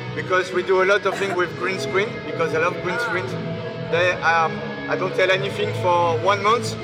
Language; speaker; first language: English; non-native, fluent; French